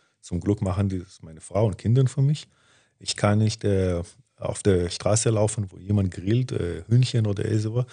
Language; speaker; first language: German; non-native, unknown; Hebrew